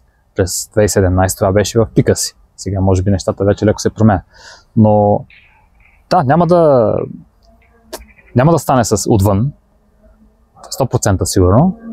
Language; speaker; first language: Bulgarian; native; Bulgarian